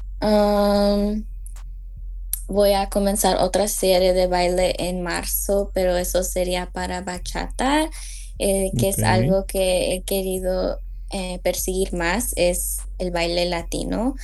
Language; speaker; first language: Spanish; early bilingual, heritage; Spanish